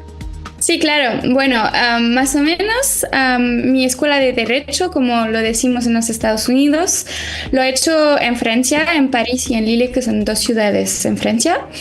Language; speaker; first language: Spanish; non-native, fluent; French